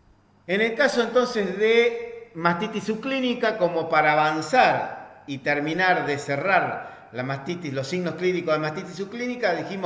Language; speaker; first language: Spanish; native; Spanish